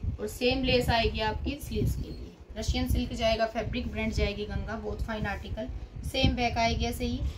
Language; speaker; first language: Hindi; native; Hindi